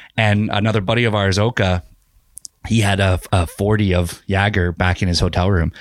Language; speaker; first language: English; native; English